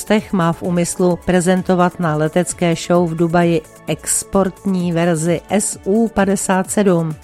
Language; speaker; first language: Czech; native; Czech